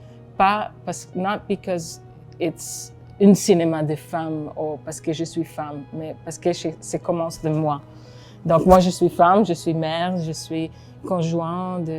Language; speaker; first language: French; non-native, fluent; Hebrew